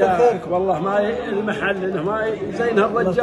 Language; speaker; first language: Arabic; native; Arabic